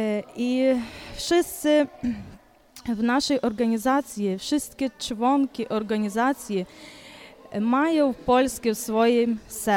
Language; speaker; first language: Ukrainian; non-native, local second language; Polish